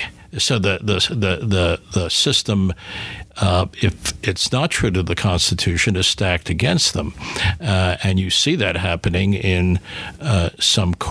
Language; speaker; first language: English; native; English